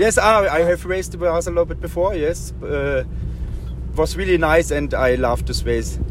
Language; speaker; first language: English; non-native, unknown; German